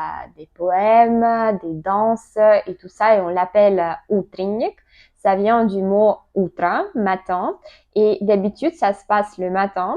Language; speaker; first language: French; non-native, learner; Russian